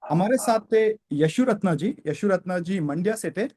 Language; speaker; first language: Hindi; non-native, local second language; Kannada